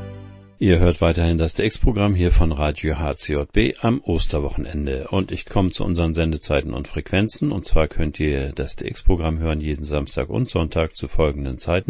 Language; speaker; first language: German; native; German